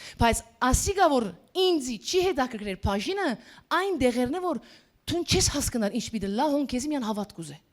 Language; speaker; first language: Armenian; early bilingual, heritage; Armenian